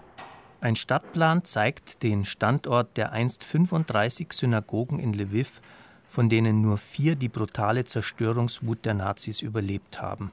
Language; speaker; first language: German; native; German